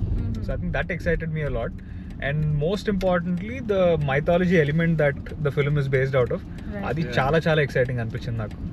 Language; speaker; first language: Telugu; native; Telugu